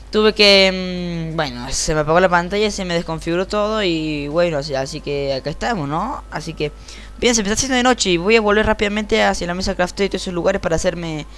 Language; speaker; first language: Spanish; native; Spanish